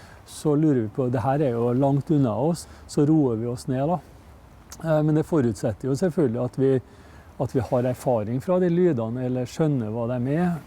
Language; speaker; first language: Norwegian; native; Norwegian